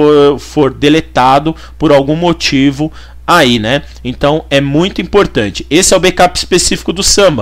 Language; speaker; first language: Portuguese; native; Portuguese